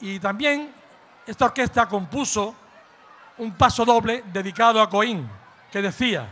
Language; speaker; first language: Spanish; native; Spanish